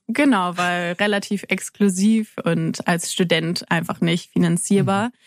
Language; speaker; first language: German; native; German